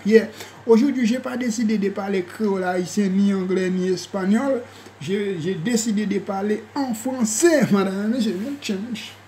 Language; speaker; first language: French; non-native, local second language; Haitian Creole